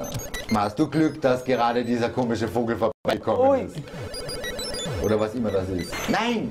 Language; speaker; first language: German; native; German